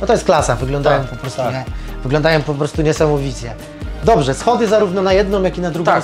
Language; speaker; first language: Polish; native; Polish